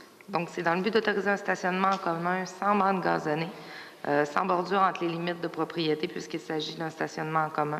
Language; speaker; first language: French; native; French